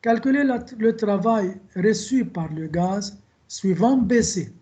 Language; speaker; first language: French; non-native, local second language; Arabic